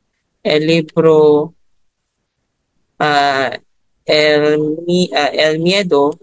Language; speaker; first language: Spanish; non-native, learner; Filipino